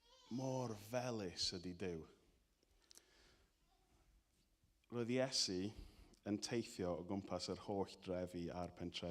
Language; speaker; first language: Welsh; native; Welsh